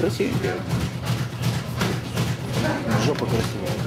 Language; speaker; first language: Russian; native; Russian